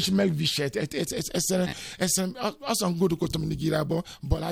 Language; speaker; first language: Hungarian; non-native, fluent; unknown